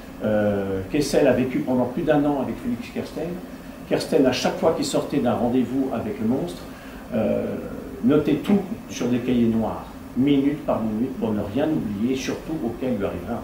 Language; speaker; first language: French; native; French